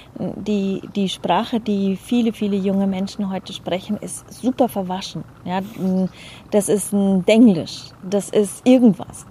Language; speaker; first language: German; native; German